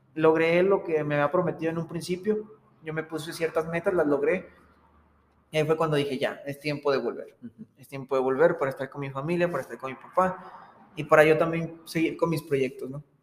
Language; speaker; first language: Spanish; native; Spanish